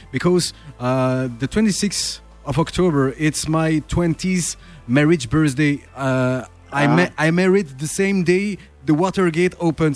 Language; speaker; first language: English; non-native, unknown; French